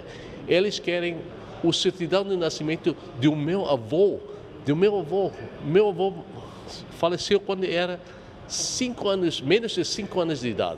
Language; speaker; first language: Portuguese; non-native, fluent; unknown